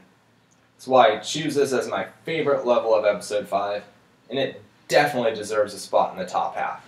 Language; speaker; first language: English; native; English